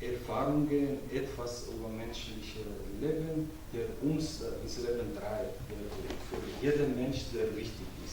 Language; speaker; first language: German; non-native, learner; Georgian